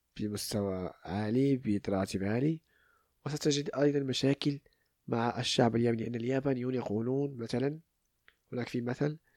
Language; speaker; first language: Arabic; native; Arabic